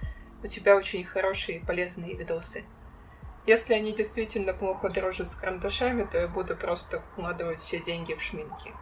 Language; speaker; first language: Russian; native; Russian